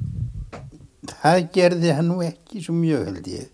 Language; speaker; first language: Icelandic; native; Icelandic